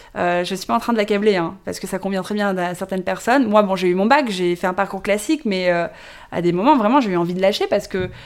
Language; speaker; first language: French; native; French